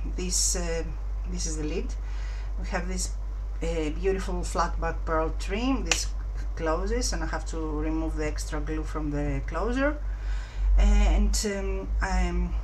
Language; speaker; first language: English; non-native, fluent; Greek